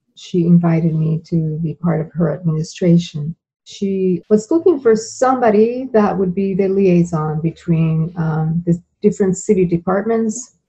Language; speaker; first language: English; non-native, fluent; Spanish